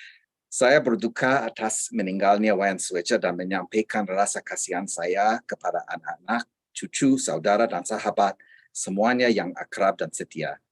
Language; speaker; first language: Indonesian; non-native, fluent; English